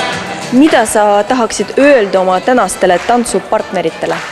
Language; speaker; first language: Estonian; native; Estonian